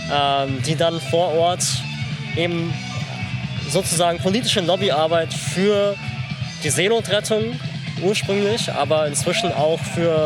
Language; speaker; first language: German; native; German